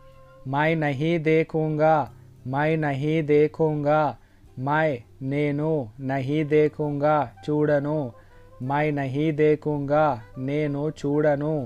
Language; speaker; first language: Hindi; non-native, local second language; Telugu